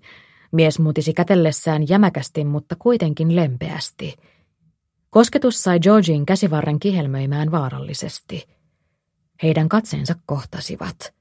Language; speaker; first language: Finnish; native; Finnish